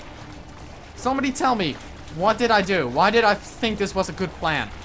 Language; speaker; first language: English; native; English